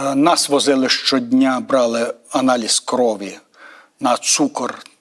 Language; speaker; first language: Ukrainian; native; Ukrainian